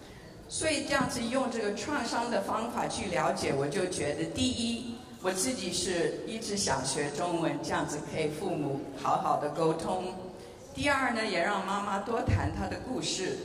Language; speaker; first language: Chinese; early bilingual, heritage; English